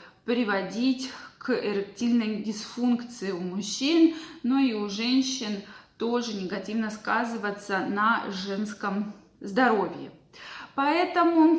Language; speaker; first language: Russian; native; Russian